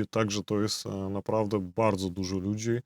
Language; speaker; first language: Polish; non-native, fluent; Belarusian